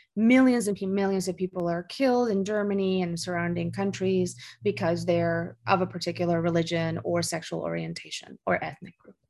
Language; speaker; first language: English; early bilingual, other home language; Spanish